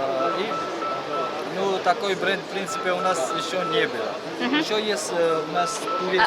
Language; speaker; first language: Russian; non-native, fluent; Georgian